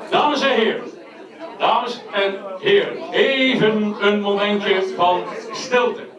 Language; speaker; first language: Dutch; native; Dutch